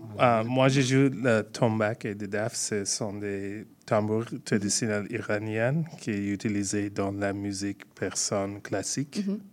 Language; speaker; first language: French; non-native, learner; Persian